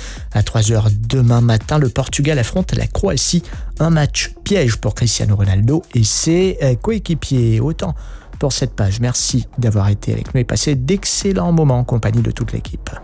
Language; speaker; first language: French; non-native, local second language; Morisyen